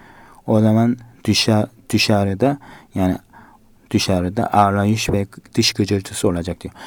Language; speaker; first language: Turkish; non-native, fluent; Korean